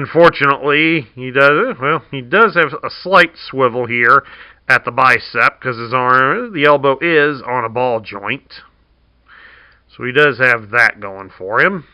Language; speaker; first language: English; native; English